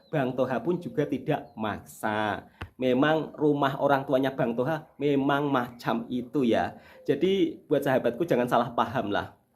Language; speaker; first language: Indonesian; native; Indonesian